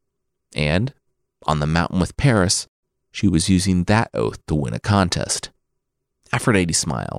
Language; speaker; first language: English; native; English